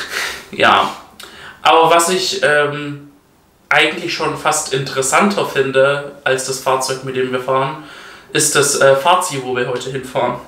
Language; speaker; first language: German; native; German